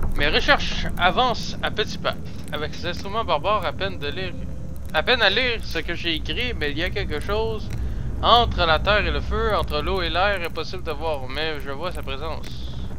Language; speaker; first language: French; native; French